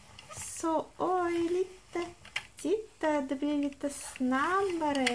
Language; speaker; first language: Swedish; non-native, learner; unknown